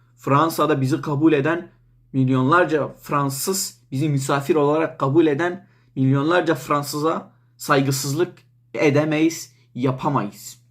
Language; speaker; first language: Turkish; non-native, local second language; Kurdish